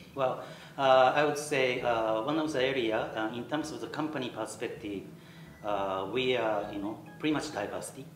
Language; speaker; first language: English; non-native, fluent; Japanese